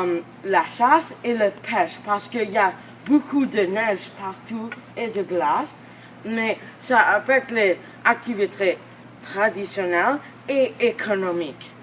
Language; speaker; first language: French; non-native, local second language; English